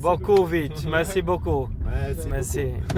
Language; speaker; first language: French; non-native, learner; Polish